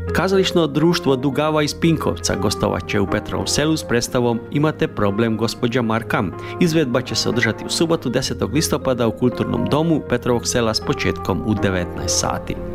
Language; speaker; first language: Croatian; early bilingual, heritage; Croatian